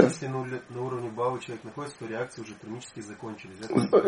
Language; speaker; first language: Russian; native; Russian